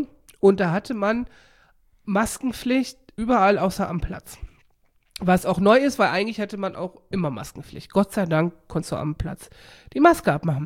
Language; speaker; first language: German; native; German